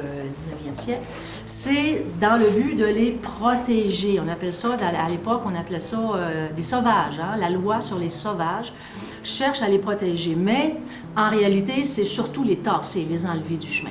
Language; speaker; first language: French; native; French